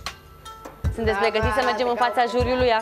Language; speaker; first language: Romanian; native; Romanian